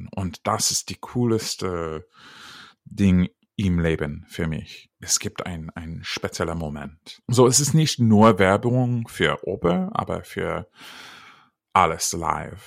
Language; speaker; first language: German; non-native, fluent; English